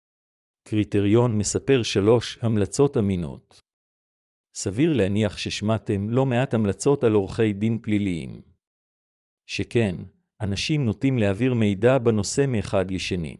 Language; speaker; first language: Hebrew; native; Hebrew